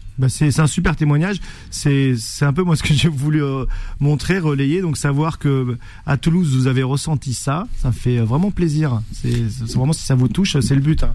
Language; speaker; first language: French; native; French